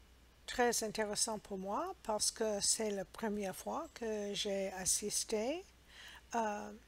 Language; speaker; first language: French; non-native, learner; English